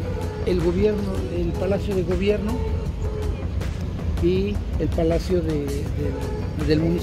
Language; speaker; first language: Spanish; native; Spanish